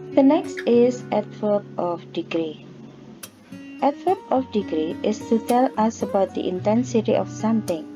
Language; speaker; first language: English; non-native, fluent; Indonesian